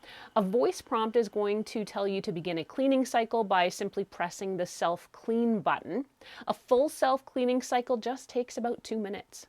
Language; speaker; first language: English; native; English